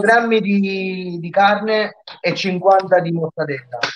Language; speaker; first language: Italian; native; Italian